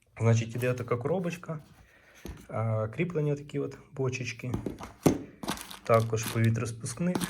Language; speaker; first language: Ukrainian; native; Ukrainian